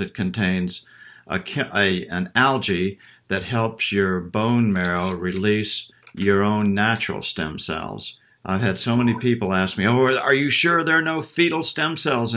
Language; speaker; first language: English; native; English